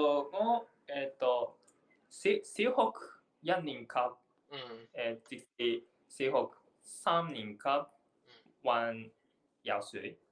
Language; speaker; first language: Chinese; non-native, learner; Japanese